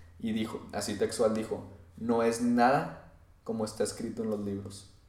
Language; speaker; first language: Spanish; native; Spanish